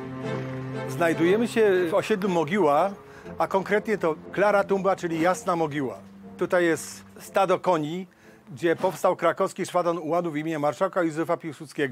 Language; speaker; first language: Polish; native; Polish